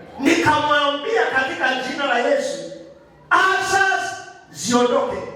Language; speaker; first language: Swahili; non-native, local second language; Kikuyu